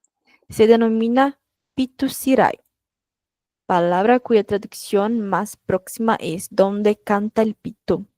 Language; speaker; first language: Spanish; non-native, fluent; Portuguese